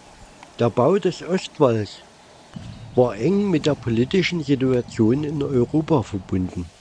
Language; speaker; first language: German; native; German